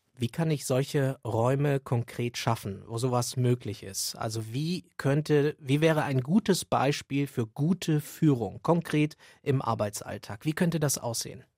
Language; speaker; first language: German; native; German